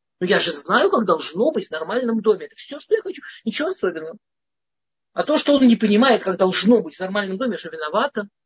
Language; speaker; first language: Russian; early bilingual, heritage; Russian